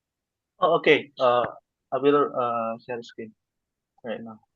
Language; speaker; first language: English; non-native, fluent; Indonesian